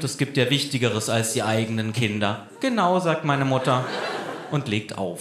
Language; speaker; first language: German; native; German